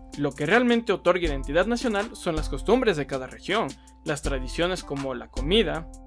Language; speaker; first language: Spanish; native; Spanish